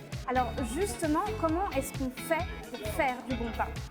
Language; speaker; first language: French; native; French